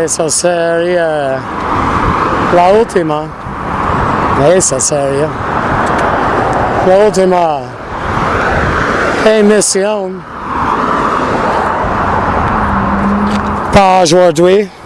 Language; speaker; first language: Spanish; non-native, learner; English